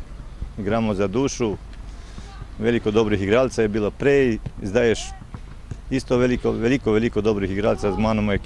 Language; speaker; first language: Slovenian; non-native, learner; Croatian